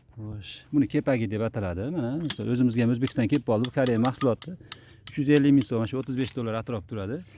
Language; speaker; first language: Uzbek; native; Uzbek